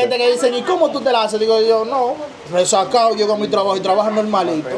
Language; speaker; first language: Spanish; native; Spanish